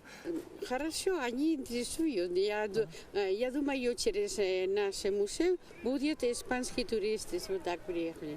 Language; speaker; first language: Russian; non-native, learner; Spanish